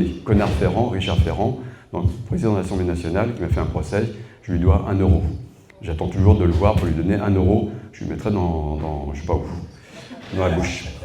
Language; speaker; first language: French; native; French